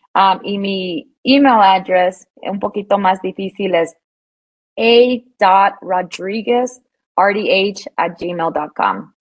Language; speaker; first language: Spanish; early bilingual, heritage; Spanish